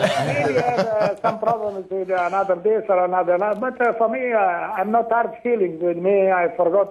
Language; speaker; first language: English; non-native, fluent; Portuguese